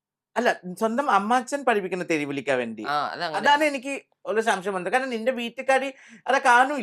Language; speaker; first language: Malayalam; non-native, fluent; Assamese